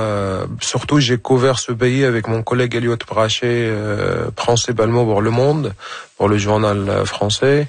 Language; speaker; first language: French; non-native, fluent; Arabic